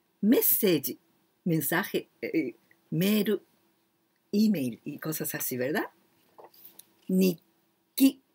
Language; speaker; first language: Spanish; non-native, learner; Japanese